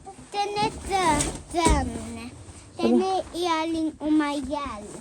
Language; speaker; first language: Swedish; early bilingual, other home language; Mongolian